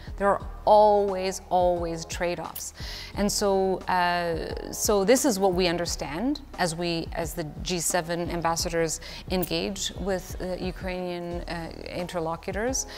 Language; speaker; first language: English; early bilingual, other home language; Ukrainian